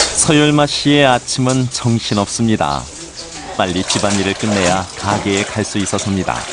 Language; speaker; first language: Korean; native; Korean